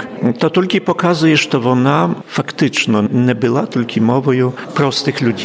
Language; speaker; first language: Polish; non-native, local second language; Ukrainian